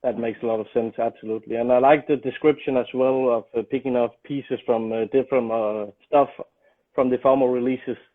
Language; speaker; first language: English; non-native, fluent; Danish